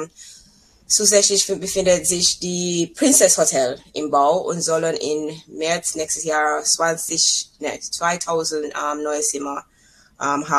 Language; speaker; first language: German; non-native, learner; English